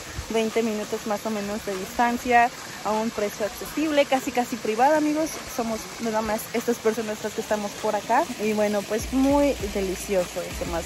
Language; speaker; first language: Spanish; native; Spanish